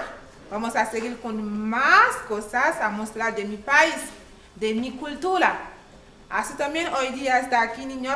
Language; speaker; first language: Spanish; non-native, learner; Haitian Creole